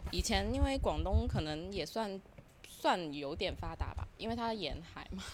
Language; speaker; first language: Chinese; non-native, local second language; Cantonese